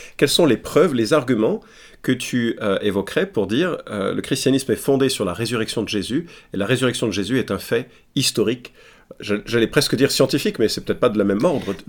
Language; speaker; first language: French; native; French